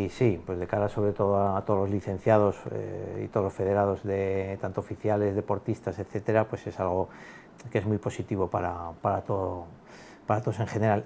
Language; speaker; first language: Spanish; native; Spanish